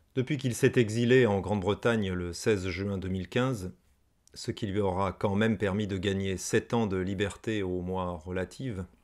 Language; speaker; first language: French; native; French